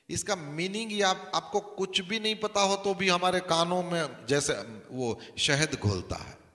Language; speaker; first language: Hindi; non-native, local second language; Gujarati